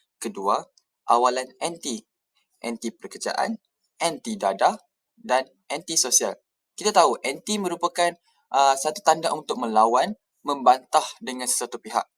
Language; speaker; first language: Malay; native; Malay